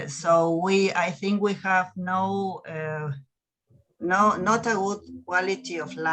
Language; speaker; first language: English; non-native, learner; Spanish